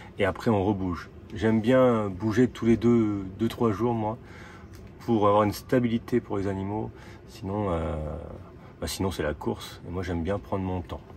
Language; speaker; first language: French; native; French